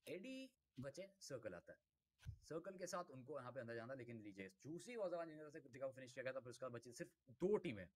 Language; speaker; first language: Hindi; native; Hindi